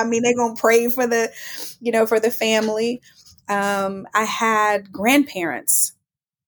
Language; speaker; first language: English; native; English